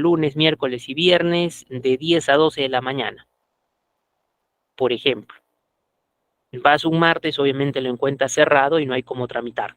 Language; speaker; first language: Spanish; native; Spanish